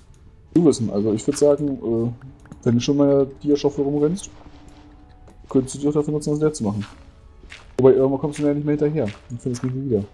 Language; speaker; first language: German; native; German